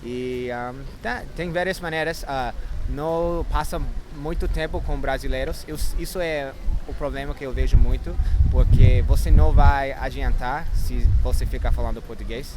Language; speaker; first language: Portuguese; non-native, learner; English